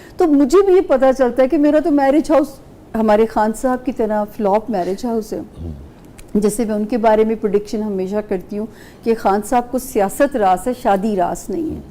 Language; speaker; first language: Urdu; non-native, local second language; Punjabi